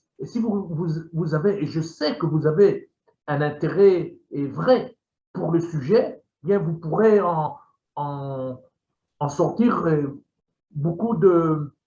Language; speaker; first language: French; non-native, fluent; Hebrew